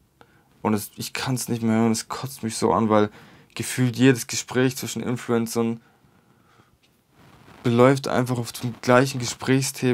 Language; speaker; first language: German; native; German